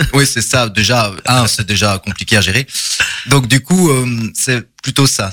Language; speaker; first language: French; native; French